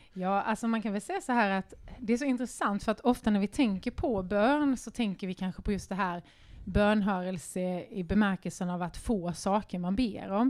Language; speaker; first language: Swedish; native; Swedish